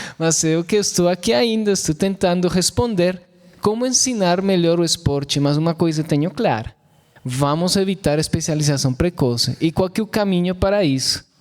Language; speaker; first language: Portuguese; non-native, fluent; Spanish